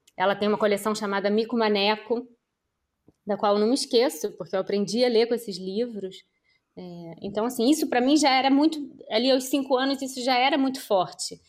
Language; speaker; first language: Portuguese; native; Portuguese